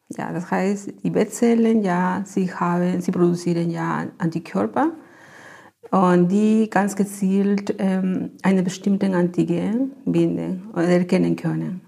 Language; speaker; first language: German; non-native, fluent; Spanish